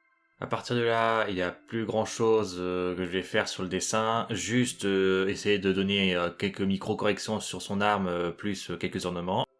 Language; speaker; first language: French; native; French